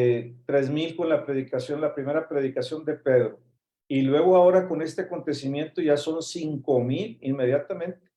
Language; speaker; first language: Spanish; native; Spanish